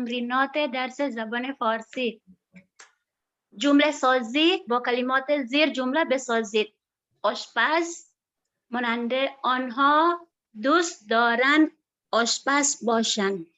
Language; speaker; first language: Persian; non-native, learner; Indonesian